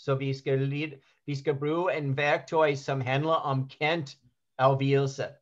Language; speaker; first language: Danish; non-native, learner; English